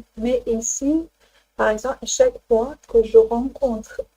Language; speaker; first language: French; non-native, learner; Persian